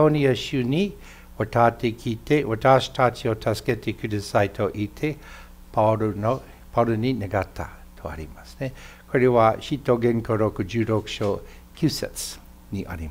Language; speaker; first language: Japanese; non-native, fluent; English